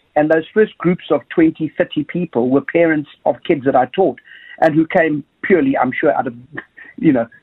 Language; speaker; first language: English; native; English